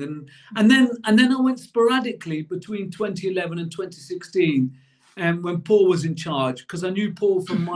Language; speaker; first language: English; native; English